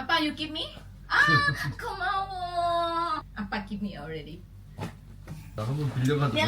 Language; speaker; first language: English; non-native, learner; Thai